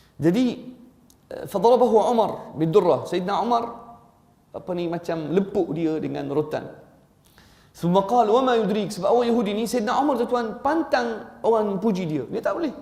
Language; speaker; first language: Malay; non-native, fluent; Arabic